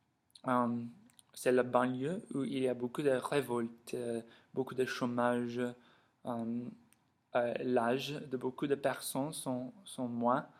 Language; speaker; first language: French; non-native, learner; English